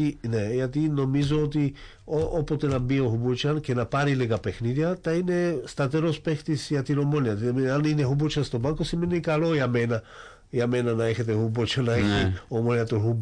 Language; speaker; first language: Greek; non-native, fluent; Slovak